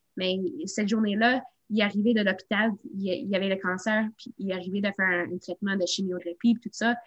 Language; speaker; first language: French; non-native, local second language; English